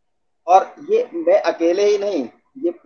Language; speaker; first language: Hindi; native; Hindi